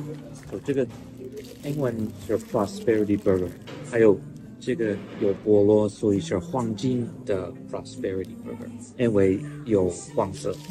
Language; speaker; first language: Chinese; non-native, learner; English